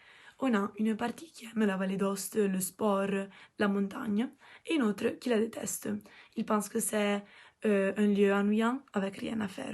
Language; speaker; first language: French; non-native, local second language; Italian